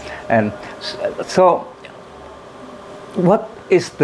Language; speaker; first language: English; non-native, learner; Indonesian